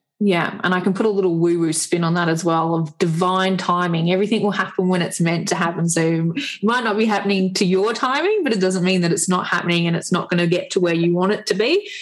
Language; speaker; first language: English; native; English